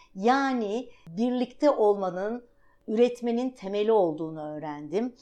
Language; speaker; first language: Turkish; native; Turkish